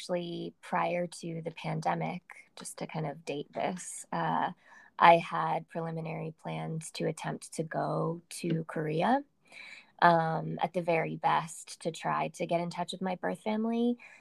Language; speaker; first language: English; native; English